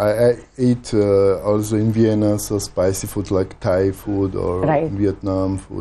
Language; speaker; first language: English; non-native, learner; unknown